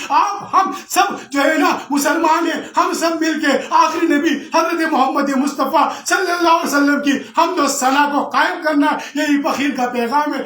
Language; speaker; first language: Urdu; non-native, local second language; Pashto